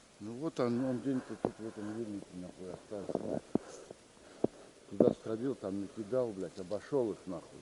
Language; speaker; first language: Russian; native; Russian